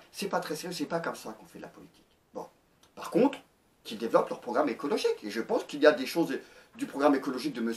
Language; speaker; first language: French; native; French